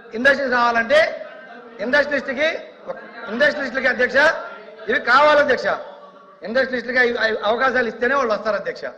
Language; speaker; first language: Telugu; native; Telugu